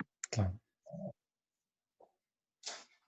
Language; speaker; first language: Spanish; native; Spanish